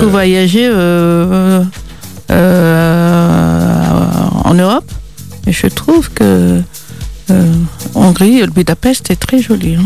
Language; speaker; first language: French; non-native, local second language; Malagasy